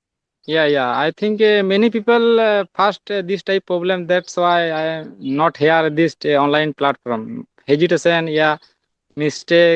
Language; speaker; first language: English; non-native, learner; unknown